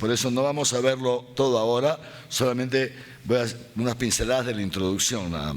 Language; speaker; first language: Spanish; native; Spanish